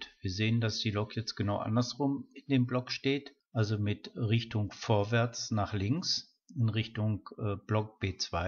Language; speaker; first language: German; native; German